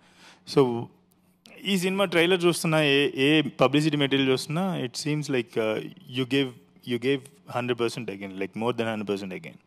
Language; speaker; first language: Telugu; native; Telugu